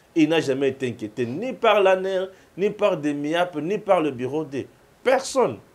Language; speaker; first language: French; non-native, local second language; Lingala